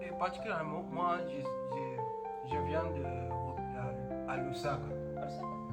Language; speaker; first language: French; non-native, learner; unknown